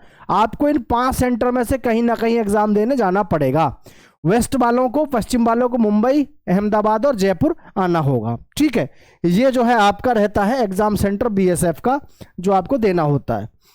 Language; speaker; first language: Hindi; native; Hindi